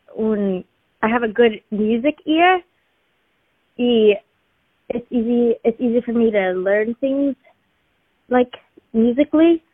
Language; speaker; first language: English; native; English